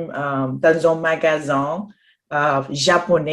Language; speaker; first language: French; non-native, fluent; Spanish